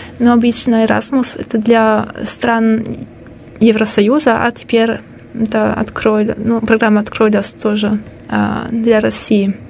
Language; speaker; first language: Russian; non-native, fluent; Italian